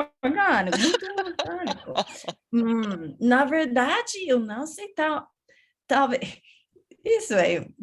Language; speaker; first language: Portuguese; non-native, learner; English